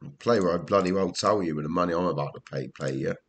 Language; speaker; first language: English; native; English